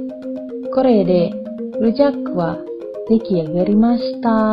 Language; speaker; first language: Japanese; non-native, fluent; Indonesian